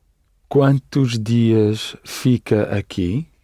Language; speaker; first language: Portuguese; non-native, learner; English